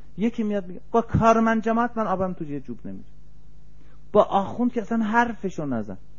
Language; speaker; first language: Persian; native; Persian